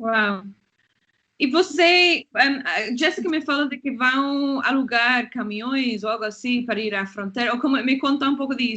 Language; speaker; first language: Portuguese; non-native, fluent; English